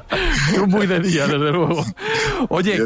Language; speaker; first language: Spanish; native; Spanish